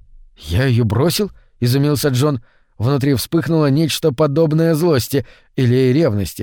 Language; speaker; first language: Russian; native; Russian